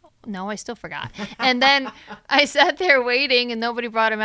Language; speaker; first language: English; native; English